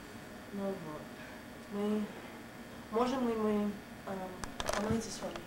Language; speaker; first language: Russian; non-native, learner; English